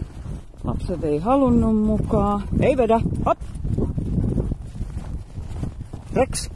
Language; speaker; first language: Finnish; native; Finnish